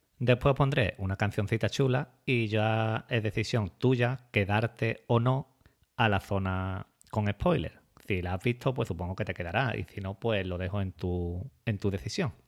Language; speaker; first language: Spanish; native; Spanish